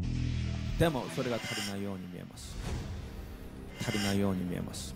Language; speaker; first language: Japanese; non-native, learner; Korean